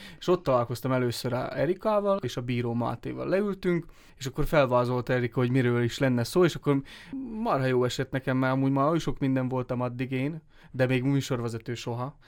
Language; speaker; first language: Hungarian; native; Hungarian